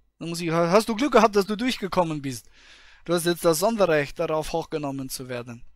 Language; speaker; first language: German; native; German